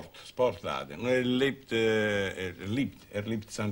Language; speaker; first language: German; non-native, learner; Italian